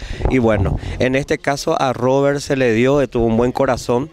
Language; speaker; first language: Spanish; native; Spanish